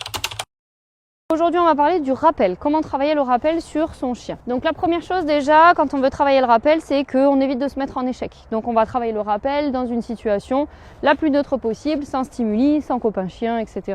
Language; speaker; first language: French; native; French